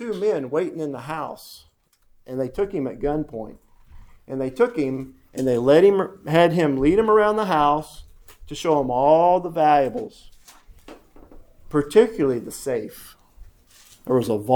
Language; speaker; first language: English; native; English